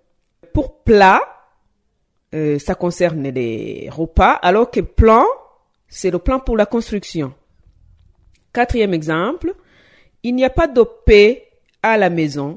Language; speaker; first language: French; non-native, local second language; Rundi